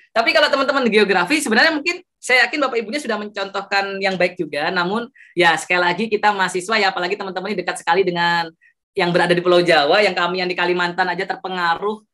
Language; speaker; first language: Indonesian; non-native, local second language; Javanese